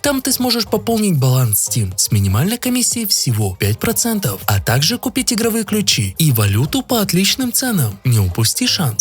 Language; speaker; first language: Russian; native; Russian